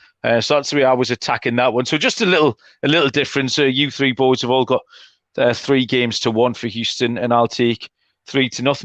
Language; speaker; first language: English; native; English